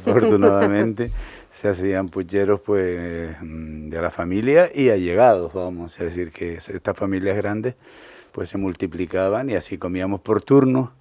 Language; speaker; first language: Spanish; native; Spanish